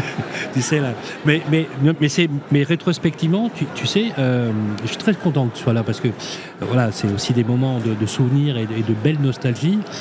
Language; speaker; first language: French; native; French